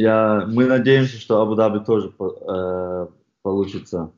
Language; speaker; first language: Russian; non-native, fluent; Chechen